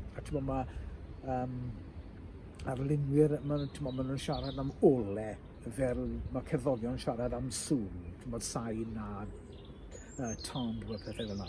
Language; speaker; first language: Welsh; native; Welsh